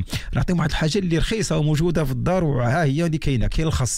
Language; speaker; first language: Arabic; native; Arabic